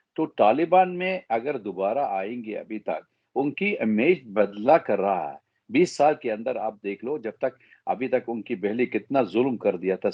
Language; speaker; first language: Hindi; non-native, fluent; Arabic